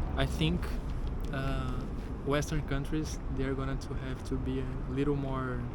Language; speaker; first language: English; non-native, fluent; Portuguese